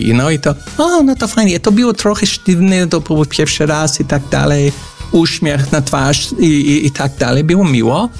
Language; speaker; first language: Polish; non-native, fluent; English